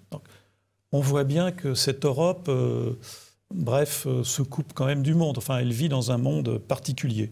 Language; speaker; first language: French; native; French